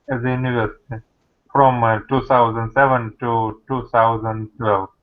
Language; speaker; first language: English; non-native, learner; Russian